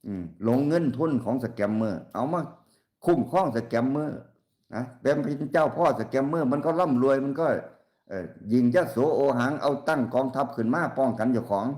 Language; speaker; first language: Thai; non-native, local second language; Lao